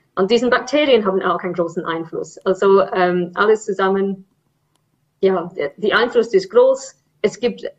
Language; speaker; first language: German; non-native, fluent; English